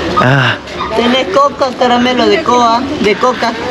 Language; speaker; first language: Spanish; native; Spanish